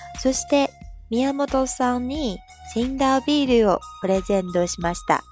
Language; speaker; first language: Japanese; non-native, fluent; Chinese